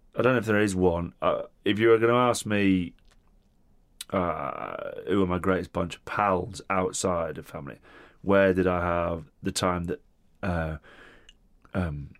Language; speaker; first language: English; non-native, local second language; Italian